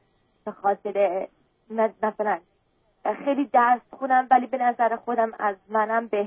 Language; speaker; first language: Persian; early bilingual, heritage; Persian